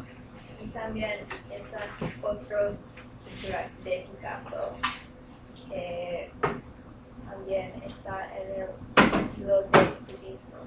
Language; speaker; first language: Spanish; non-native, learner; English